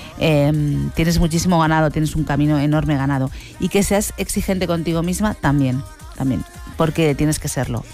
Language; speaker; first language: Spanish; native; Spanish